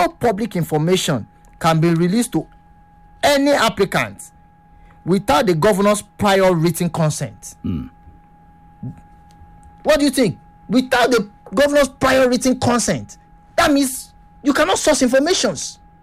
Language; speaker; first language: English; non-native, local second language; Yoruba